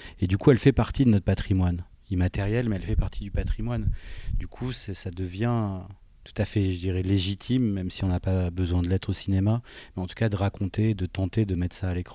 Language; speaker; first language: French; native; French